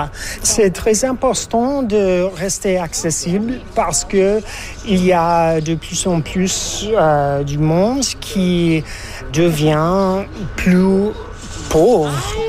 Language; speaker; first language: French; non-native, fluent; English